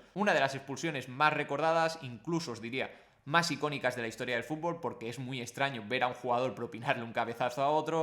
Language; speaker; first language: Spanish; native; Spanish